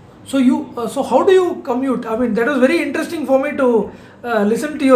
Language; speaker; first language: English; non-native, local second language; Tamil